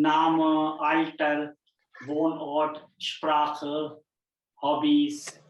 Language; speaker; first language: German; non-native, fluent; Hindi